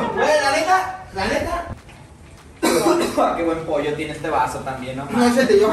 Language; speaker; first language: Spanish; native; Spanish